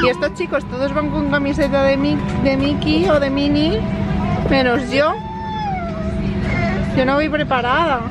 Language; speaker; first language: Spanish; native; Spanish